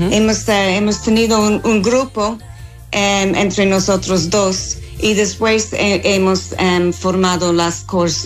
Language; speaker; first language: Spanish; non-native, fluent; English